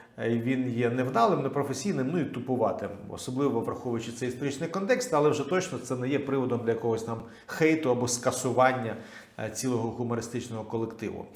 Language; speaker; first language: Ukrainian; non-native, local second language; Russian